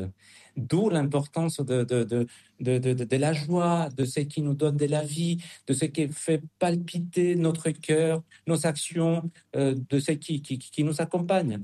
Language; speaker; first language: French; non-native, fluent; Spanish